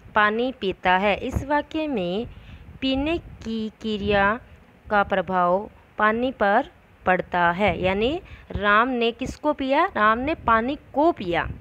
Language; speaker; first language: Hindi; native; Hindi